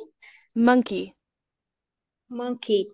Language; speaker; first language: English; non-native, learner; Vietnamese